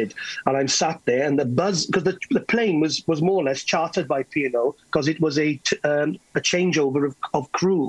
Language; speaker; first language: English; native; English